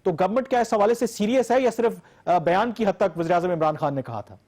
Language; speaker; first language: Urdu; native; Urdu